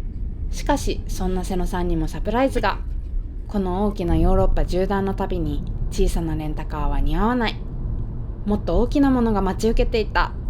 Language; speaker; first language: Japanese; native; Japanese